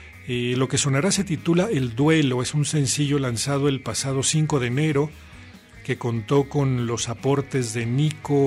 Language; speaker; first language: Spanish; native; Spanish